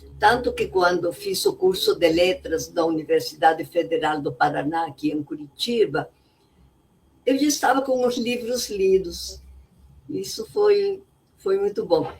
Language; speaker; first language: Portuguese; non-native, fluent; Spanish